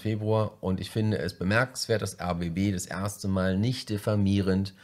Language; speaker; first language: German; native; German